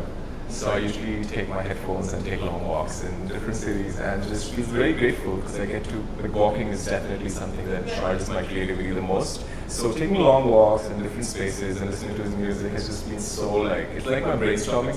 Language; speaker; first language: English; non-native, local second language; Hindi